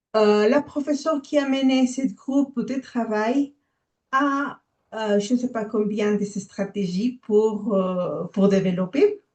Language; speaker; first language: French; non-native, fluent; Spanish